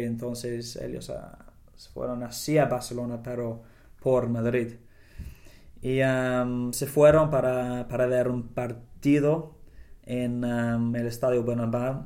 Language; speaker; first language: Spanish; non-native, learner; English